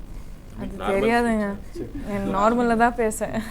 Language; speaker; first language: Tamil; non-native, learner; Kannada